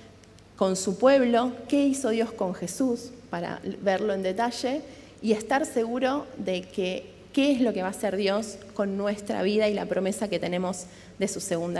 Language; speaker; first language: Spanish; native; Spanish